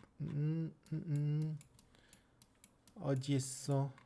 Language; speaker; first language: Korean; non-native, learner; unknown